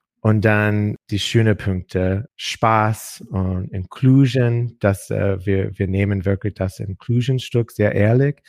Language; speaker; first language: German; non-native, learner; English